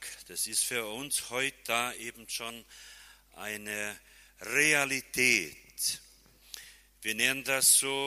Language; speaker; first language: German; non-native, fluent; Portuguese